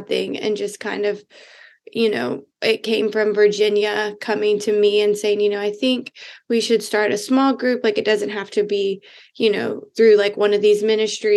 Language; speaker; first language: English; native; English